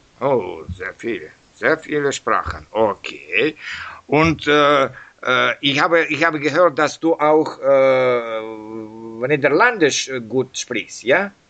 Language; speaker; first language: German; non-native, learner; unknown